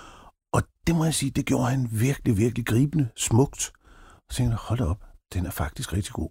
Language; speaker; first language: Danish; native; Danish